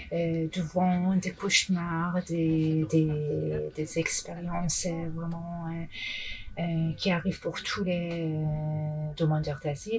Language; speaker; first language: French; non-native, fluent; Persian